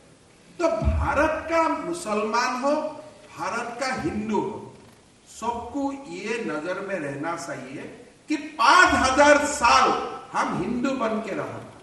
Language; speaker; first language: Hindi; non-native, local second language; Assamese